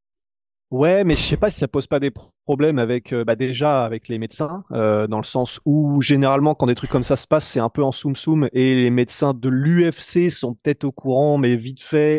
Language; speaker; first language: French; native; French